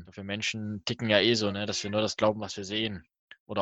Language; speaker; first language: German; native; German